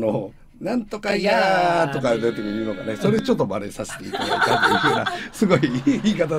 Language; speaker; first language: Japanese; native; Japanese